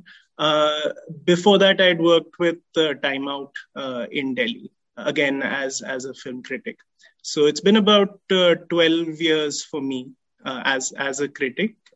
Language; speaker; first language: English; non-native, local second language; Hindi